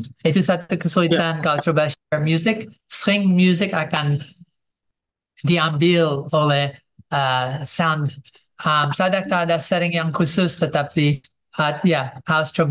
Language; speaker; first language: Indonesian; non-native, fluent; English